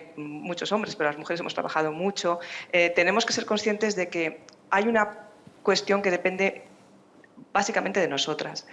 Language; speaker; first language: Spanish; native; Spanish